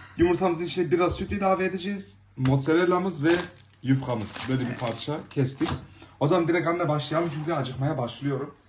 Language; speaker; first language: Turkish; native; Turkish